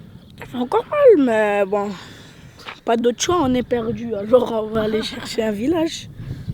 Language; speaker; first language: French; native; French